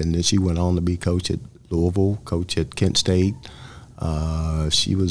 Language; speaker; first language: English; native; English